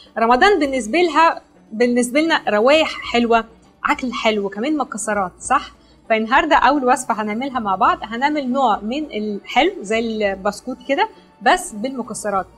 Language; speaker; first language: Arabic; non-native, fluent; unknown